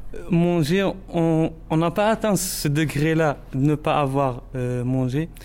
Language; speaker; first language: French; non-native, local second language; Arabic